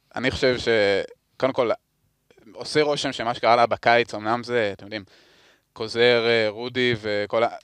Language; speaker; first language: Hebrew; native; Hebrew